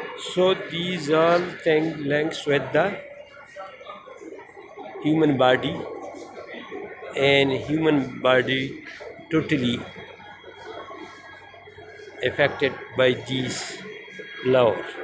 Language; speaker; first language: English; non-native, local second language; Pashto